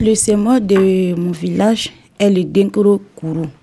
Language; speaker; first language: French; non-native, learner; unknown